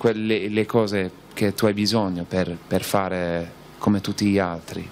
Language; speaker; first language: Italian; non-native, fluent; English